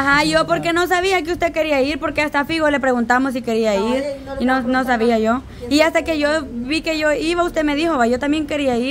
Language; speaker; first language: Spanish; native; Spanish